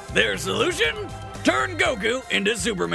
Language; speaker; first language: English; native; English